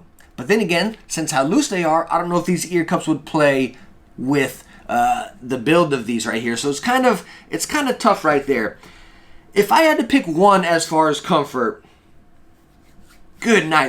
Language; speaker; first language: English; native; English